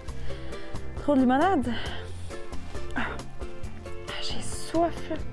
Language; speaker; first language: French; native; French